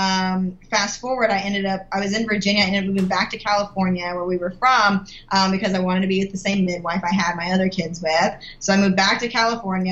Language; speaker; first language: English; native; English